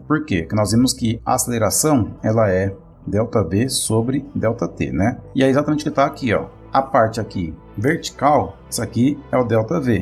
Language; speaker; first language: Portuguese; native; Portuguese